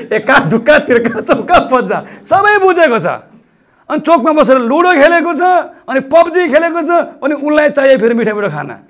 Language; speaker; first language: Nepali; non-native, local second language; Eastern Tamang